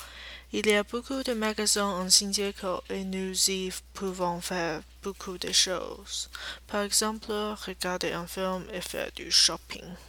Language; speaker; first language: French; non-native, learner; Chinese